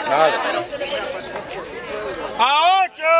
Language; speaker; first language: Spanish; native; Spanish